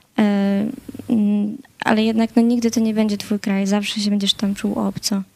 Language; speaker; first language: Polish; native; Polish